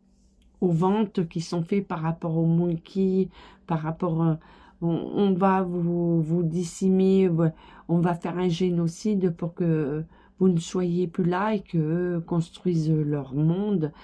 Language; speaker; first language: French; native; French